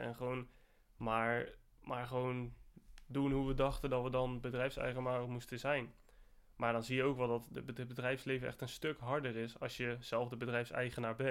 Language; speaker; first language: Dutch; native; Dutch